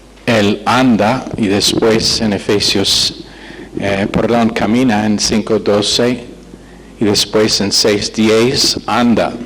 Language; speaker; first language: Spanish; non-native, fluent; English